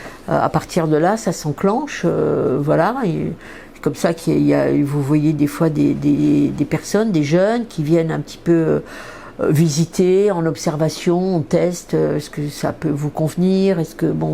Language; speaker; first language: French; native; French